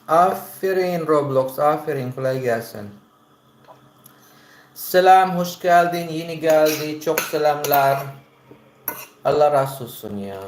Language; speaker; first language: Turkish; non-native, learner; Filipino